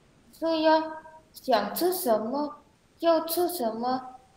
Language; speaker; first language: Chinese; non-native, learner; Indonesian